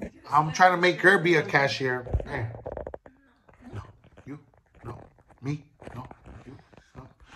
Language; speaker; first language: English; early bilingual, other home language; Spanish